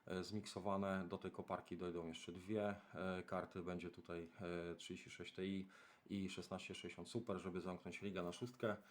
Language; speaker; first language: Polish; native; Polish